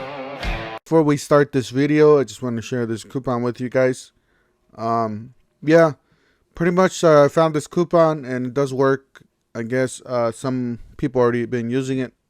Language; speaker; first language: English; native; English